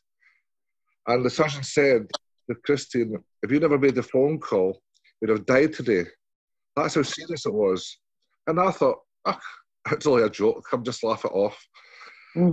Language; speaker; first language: English; native; English